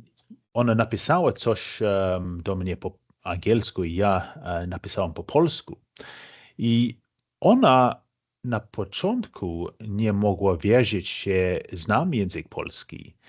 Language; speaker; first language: Polish; non-native, fluent; English